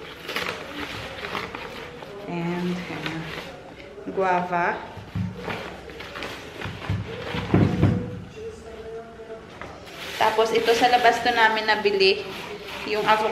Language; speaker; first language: Filipino; non-native, local second language; Hiligaynon